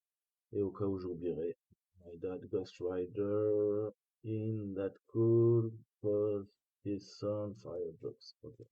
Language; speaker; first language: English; non-native, fluent; French